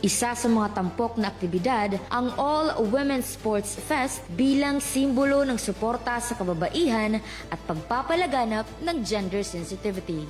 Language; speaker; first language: Filipino; non-native, local second language; Waray